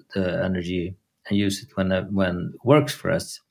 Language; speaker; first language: English; non-native, fluent; Swedish